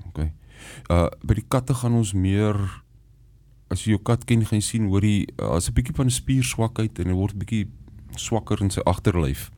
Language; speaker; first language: Afrikaans; native; Afrikaans